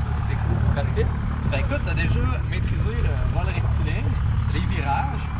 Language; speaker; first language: French; native; French